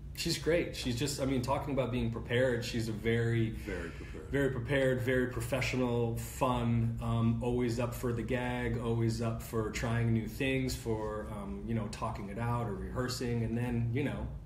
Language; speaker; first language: English; native; English